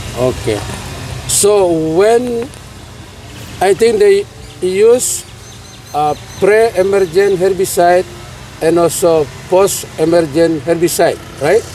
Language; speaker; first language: English; non-native, fluent; Indonesian